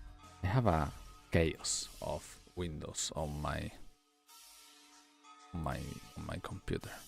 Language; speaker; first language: English; non-native, fluent; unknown